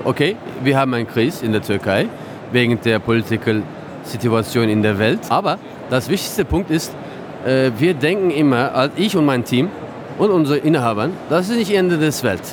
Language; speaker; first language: German; non-native, fluent; Turkish